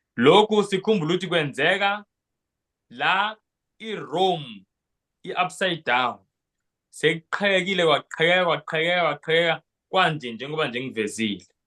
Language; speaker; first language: Zulu; non-native, local second language; Xhosa